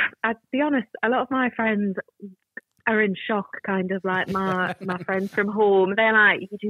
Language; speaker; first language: English; native; English